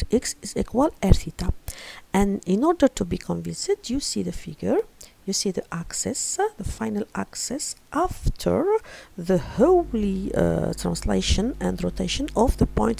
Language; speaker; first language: English; non-native, fluent; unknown